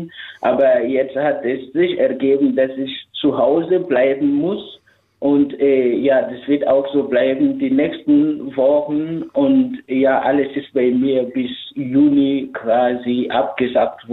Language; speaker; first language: German; non-native, fluent; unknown